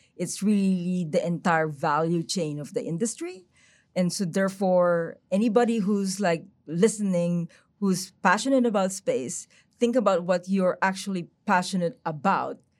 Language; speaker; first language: English; non-native, local second language; Filipino